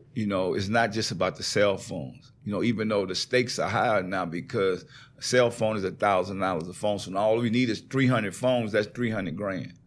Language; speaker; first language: English; native; English